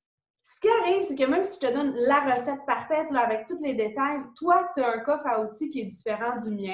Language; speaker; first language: French; native; French